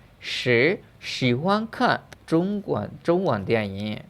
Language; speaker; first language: Chinese; non-native, fluent; Burmese